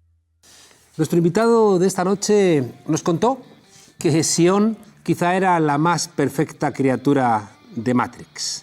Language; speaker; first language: Spanish; native; Spanish